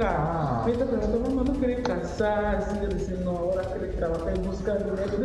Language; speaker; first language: Spanish; non-native, learner; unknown